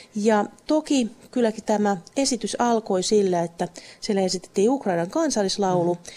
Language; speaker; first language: Finnish; native; Finnish